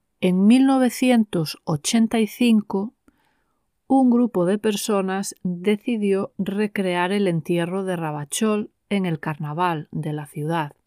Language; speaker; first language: Spanish; native; Spanish